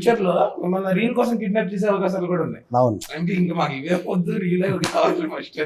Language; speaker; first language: Telugu; native; Telugu